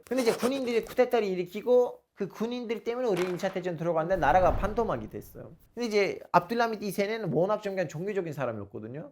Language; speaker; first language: Korean; non-native, fluent; Turkish